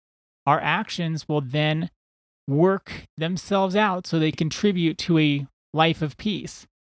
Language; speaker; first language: English; native; English